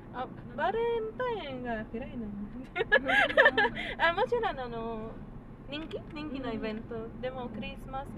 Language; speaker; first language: Japanese; non-native, learner; Filipino